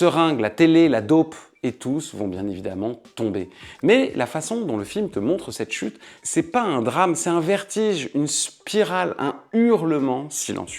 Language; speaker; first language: French; native; French